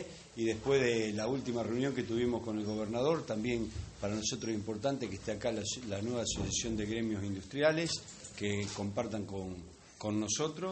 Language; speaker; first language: Spanish; native; Spanish